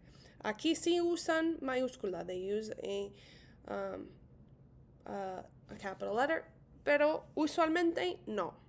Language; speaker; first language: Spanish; non-native, fluent; English